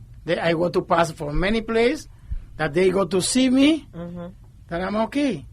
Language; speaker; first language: English; non-native, learner; Spanish